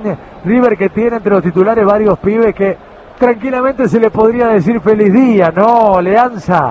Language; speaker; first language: Spanish; native; Spanish